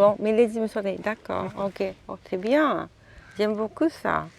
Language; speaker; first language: French; non-native, learner; Japanese